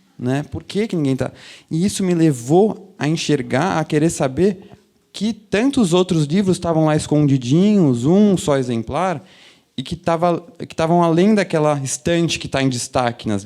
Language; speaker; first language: Portuguese; native; Portuguese